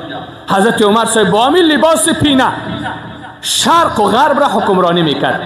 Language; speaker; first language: Persian; native; Persian